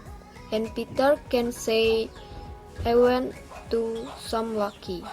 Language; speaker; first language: English; non-native, learner; Indonesian